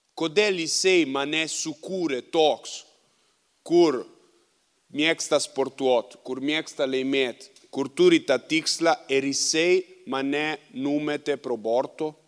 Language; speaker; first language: Lithuanian; non-native, fluent; Italian